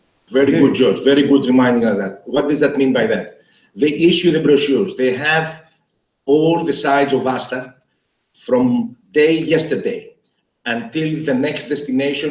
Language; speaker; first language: English; non-native, fluent; Greek